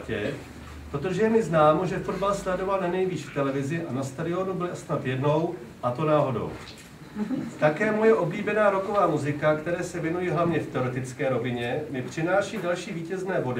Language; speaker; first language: Czech; native; Czech